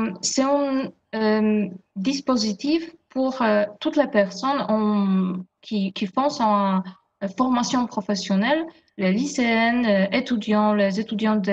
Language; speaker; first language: French; non-native, fluent; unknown